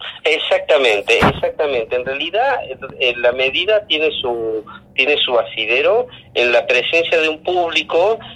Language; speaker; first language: Spanish; native; Spanish